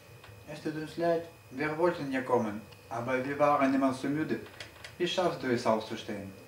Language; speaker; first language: German; non-native, learner; Russian